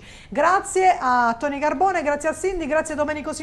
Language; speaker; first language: Italian; native; Italian